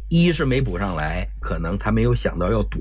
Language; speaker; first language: Chinese; native; Chinese